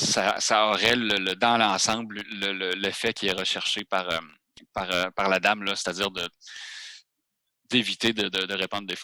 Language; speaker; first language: French; native; French